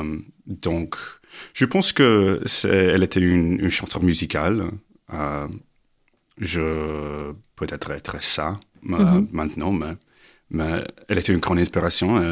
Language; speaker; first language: French; non-native, learner; English